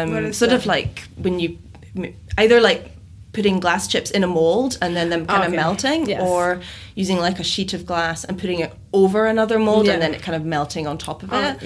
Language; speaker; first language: English; native; English